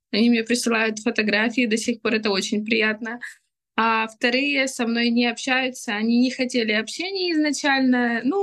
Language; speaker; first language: Russian; native; Russian